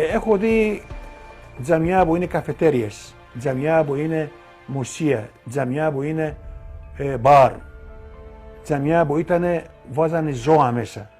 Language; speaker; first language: Greek; non-native, local second language; Turkish